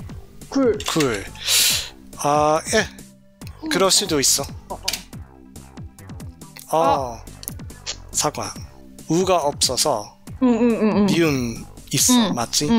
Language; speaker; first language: Korean; non-native, learner; English